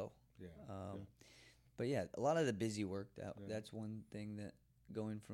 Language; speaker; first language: English; native; English